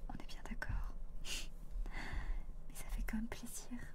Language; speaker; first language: French; native; French